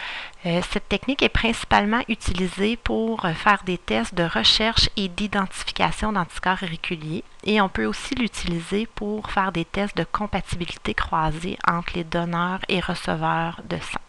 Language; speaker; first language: French; native; French